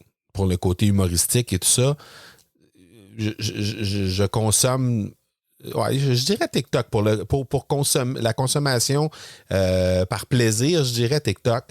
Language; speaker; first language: French; native; French